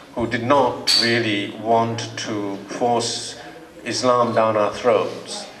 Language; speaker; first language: English; native; English